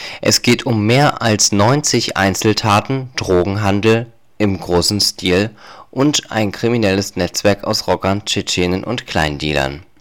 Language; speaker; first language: German; native; German